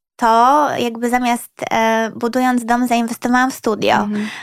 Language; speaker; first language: Polish; early bilingual, other home language; Swedish